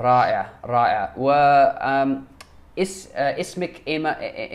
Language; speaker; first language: Arabic; non-native, learner; English